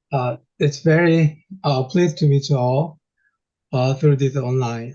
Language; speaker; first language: English; non-native, fluent; Korean